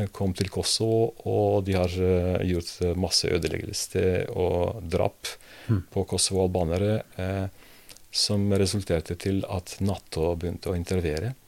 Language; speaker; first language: Norwegian; non-native, fluent; Serbian